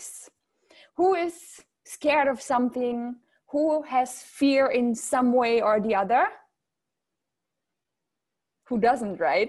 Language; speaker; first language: English; non-native, fluent; German